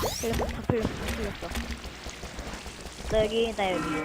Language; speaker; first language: Korean; native; Korean